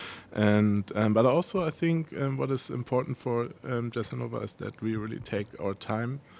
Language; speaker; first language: English; non-native, fluent; Spanish